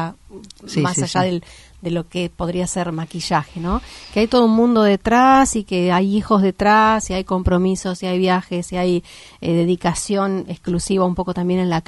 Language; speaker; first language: Spanish; native; Spanish